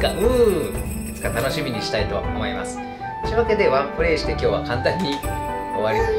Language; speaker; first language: Japanese; native; Japanese